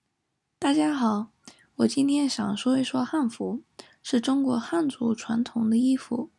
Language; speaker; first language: Chinese; early bilingual, heritage; English